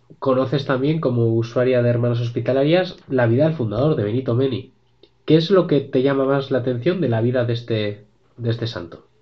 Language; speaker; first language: Spanish; native; Spanish